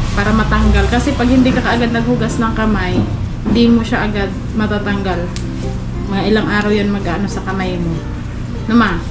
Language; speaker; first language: Filipino; native; Filipino